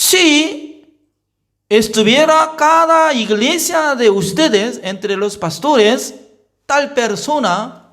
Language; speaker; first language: Spanish; non-native, fluent; Korean